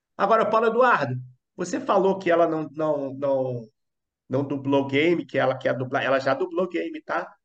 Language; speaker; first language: Portuguese; native; Portuguese